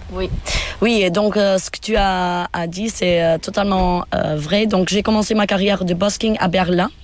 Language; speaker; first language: French; non-native, fluent; Portuguese